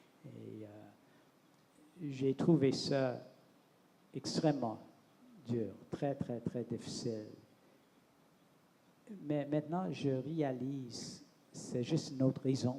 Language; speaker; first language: French; non-native, local second language; English